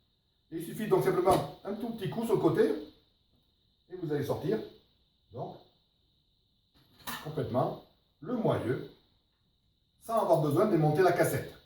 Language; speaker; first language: French; native; French